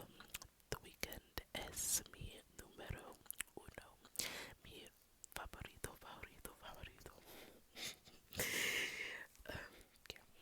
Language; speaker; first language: Spanish; non-native, learner; English